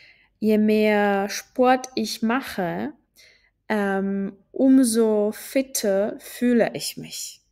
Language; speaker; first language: German; non-native, fluent; Czech